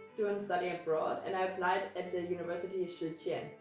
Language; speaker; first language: English; non-native, fluent; German